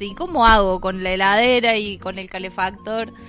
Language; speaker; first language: Spanish; native; Spanish